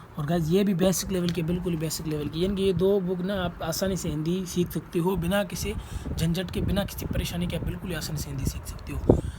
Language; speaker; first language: Urdu; non-native, local second language; Sindhi